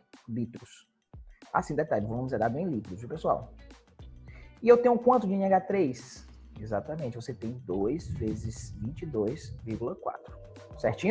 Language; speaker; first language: Portuguese; native; Portuguese